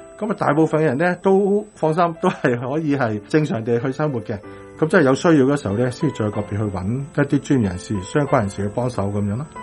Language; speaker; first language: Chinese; non-native, local second language; Cantonese